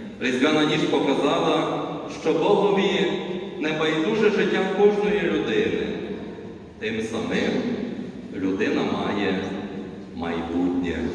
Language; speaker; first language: Ukrainian; native; Ukrainian